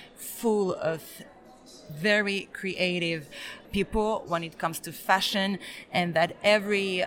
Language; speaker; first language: English; early bilingual, other home language; Serbian